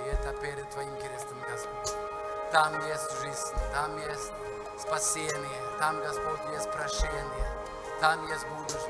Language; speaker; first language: Russian; non-native, fluent; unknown